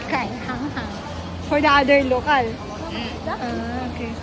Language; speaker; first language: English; non-native, local second language; Cebuano